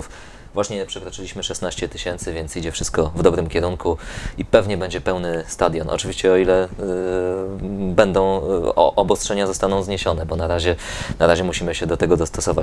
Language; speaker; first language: Polish; native; Polish